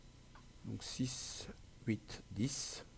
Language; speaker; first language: French; native; French